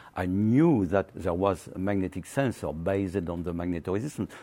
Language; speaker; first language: English; non-native, learner; French